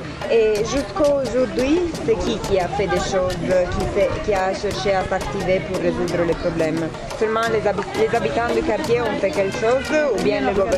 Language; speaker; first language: French; non-native, fluent; Italian